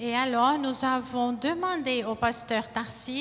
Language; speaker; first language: French; non-native, fluent; Portuguese